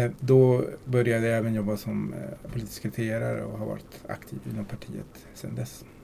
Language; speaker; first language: Swedish; early bilingual, other home language; Spanish